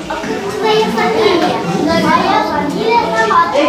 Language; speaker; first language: Russian; non-native, learner; Kyrgyz